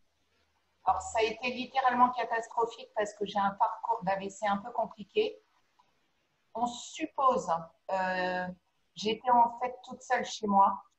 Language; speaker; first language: French; native; French